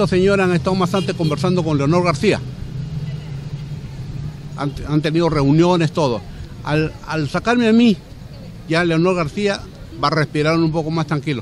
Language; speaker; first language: Spanish; native; Spanish